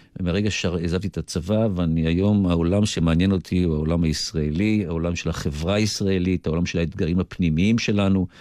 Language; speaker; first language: Hebrew; native; Hebrew